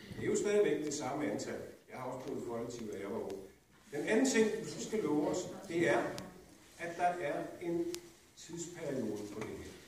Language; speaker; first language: Danish; native; Danish